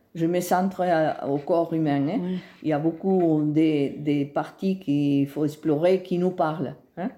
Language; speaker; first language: French; non-native, fluent; Spanish